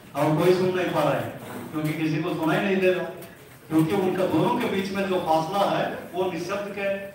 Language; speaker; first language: Hindi; non-native, local second language; Telugu